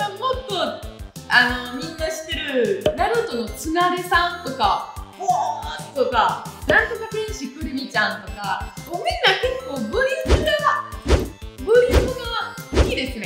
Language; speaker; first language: Japanese; non-native, fluent; Italian